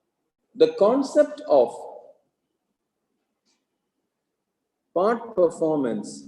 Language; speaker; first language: English; non-native, local second language; Malayalam